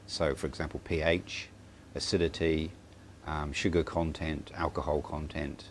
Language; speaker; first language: English; native; English